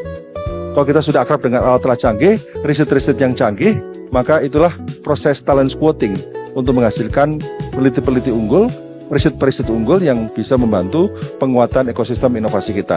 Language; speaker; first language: Indonesian; native; Indonesian